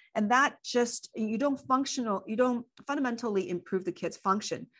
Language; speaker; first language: English; non-native, fluent; Chinese